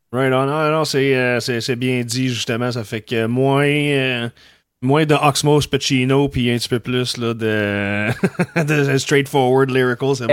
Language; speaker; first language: French; native; French